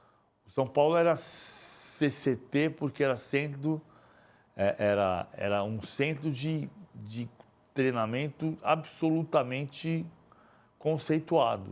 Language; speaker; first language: Portuguese; native; Portuguese